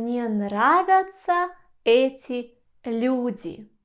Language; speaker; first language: Russian; non-native, fluent; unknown